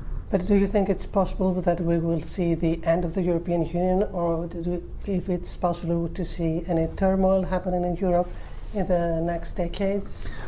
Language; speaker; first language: English; non-native, fluent; Greek